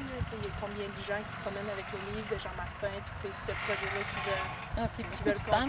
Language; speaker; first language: French; native; French